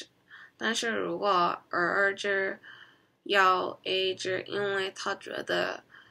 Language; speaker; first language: Chinese; non-native, learner; Korean